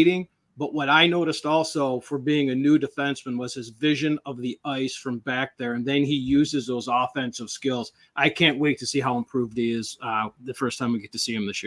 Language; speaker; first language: English; native; English